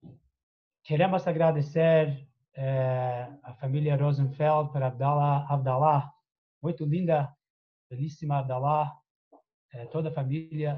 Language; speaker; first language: Portuguese; non-native, fluent; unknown